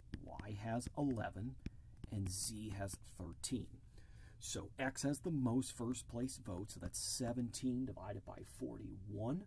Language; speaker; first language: English; native; English